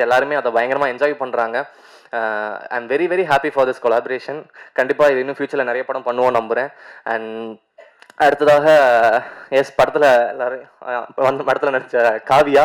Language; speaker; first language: Tamil; native; Tamil